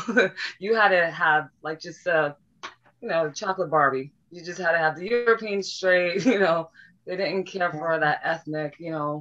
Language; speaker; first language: English; native; English